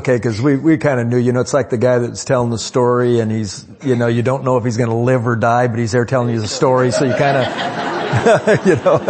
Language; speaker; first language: English; native; English